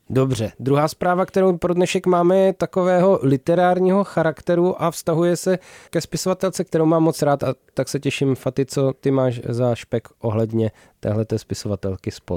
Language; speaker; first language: Czech; native; Czech